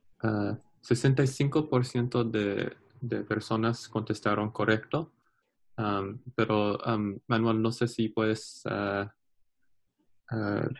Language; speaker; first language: Spanish; non-native, learner; English